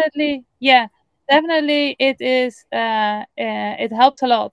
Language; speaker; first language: English; non-native, fluent; Dutch